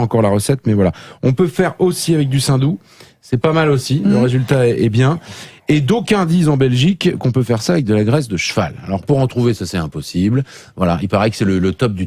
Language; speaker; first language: French; native; French